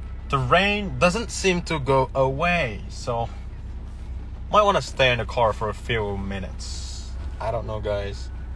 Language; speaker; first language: English; non-native, fluent; Indonesian